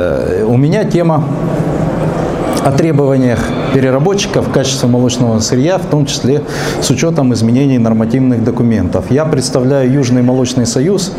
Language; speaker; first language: Russian; native; Russian